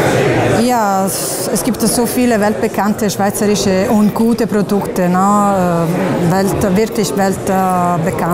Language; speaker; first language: German; non-native, fluent; Italian